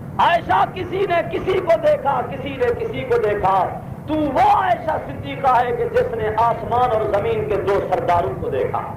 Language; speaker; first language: Urdu; non-native, local second language; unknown